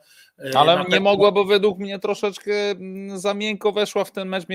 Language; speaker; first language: Polish; native; Polish